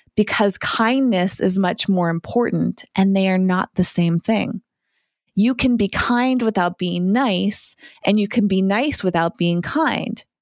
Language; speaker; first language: English; native; English